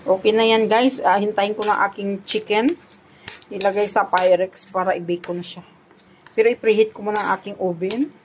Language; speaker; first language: Filipino; non-native, local second language; Hiligaynon